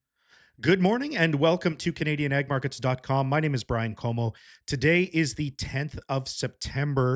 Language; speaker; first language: English; native; English